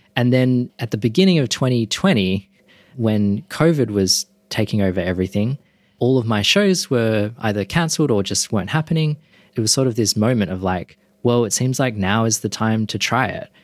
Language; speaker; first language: English; native; English